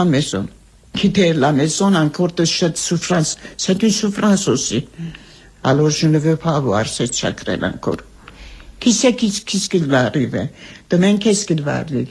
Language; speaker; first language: French; non-native, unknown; Armenian